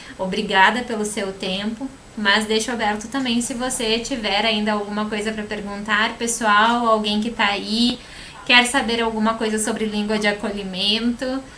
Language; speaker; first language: Portuguese; native; Portuguese